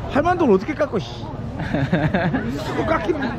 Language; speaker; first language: Korean; native; Korean